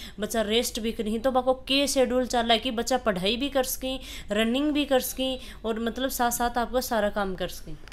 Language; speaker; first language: Hindi; native; Hindi